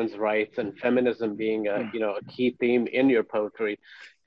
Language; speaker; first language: English; native; English